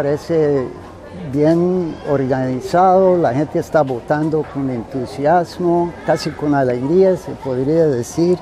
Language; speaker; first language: Spanish; non-native, fluent; English